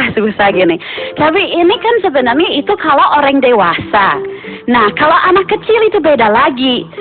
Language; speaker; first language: Indonesian; non-native, fluent; English